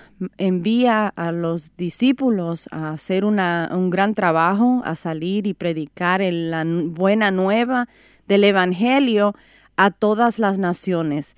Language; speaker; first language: Spanish; native; Spanish